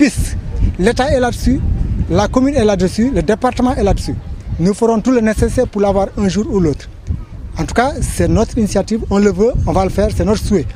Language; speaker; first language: French; non-native, local second language; Wolof